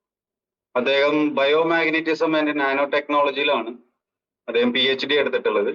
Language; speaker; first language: Malayalam; native; Malayalam